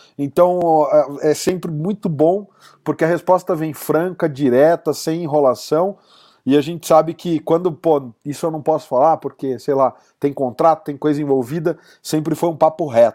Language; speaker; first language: Portuguese; native; Portuguese